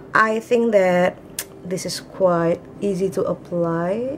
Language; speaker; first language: English; non-native, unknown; Indonesian